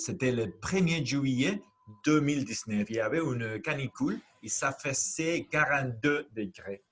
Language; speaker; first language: French; non-native, fluent; Spanish